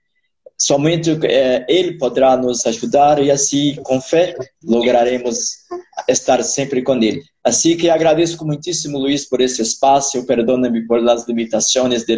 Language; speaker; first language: Spanish; non-native, fluent; Portuguese